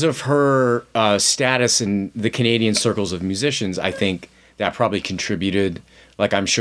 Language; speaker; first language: English; native; English